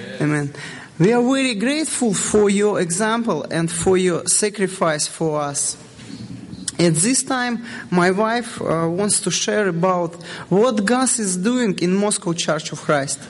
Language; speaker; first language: English; non-native, learner; Russian